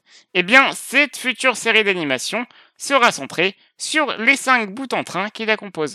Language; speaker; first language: French; native; French